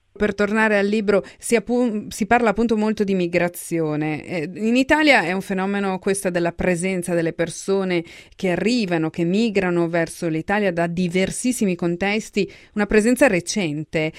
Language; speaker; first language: Italian; native; Italian